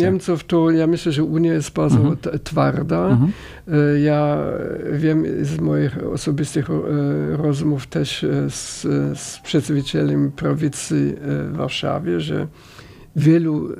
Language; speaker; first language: Polish; non-native, fluent; German